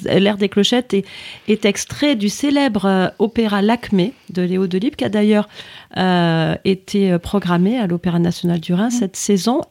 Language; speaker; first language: French; native; French